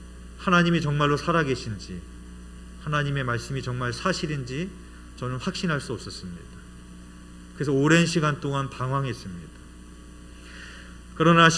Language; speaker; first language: Korean; native; Korean